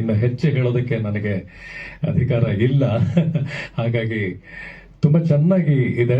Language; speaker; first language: Kannada; native; Kannada